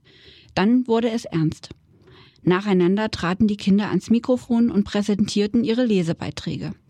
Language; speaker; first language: German; native; German